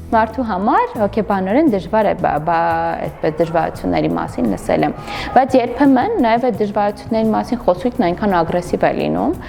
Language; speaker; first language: Armenian; non-native, local second language; Kurdish